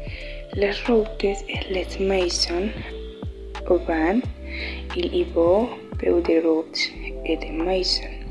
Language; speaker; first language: French; non-native, learner; Spanish